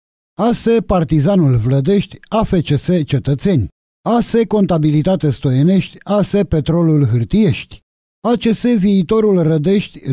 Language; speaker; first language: Romanian; native; Romanian